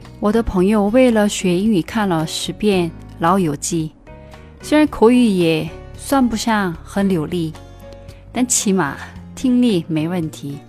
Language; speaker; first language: Chinese; non-native, fluent; Korean